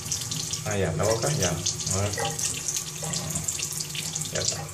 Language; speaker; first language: Spanish; native; Spanish